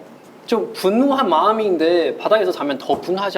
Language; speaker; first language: Korean; non-native, fluent; Chinese